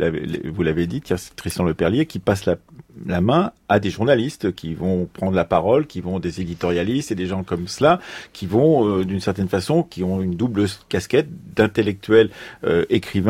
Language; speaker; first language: French; native; French